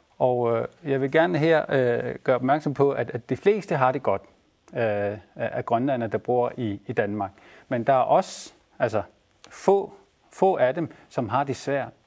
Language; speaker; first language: Danish; non-native, local second language; Kalaallisut